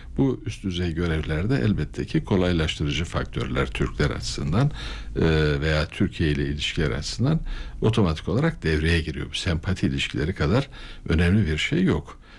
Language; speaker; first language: Turkish; native; Turkish